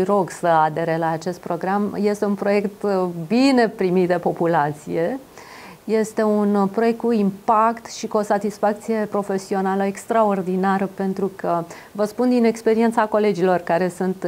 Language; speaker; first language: Romanian; native; Romanian